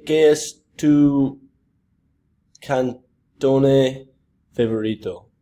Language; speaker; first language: Spanish; non-native, learner; English